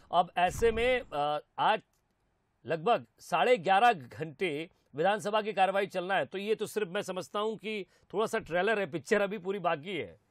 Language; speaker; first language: Hindi; native; Hindi